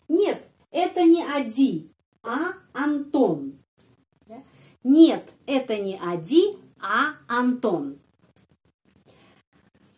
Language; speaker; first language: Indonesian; non-native, fluent; Russian